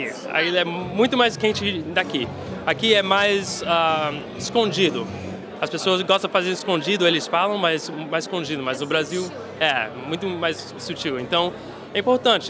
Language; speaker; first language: Portuguese; early bilingual, heritage; Portuguese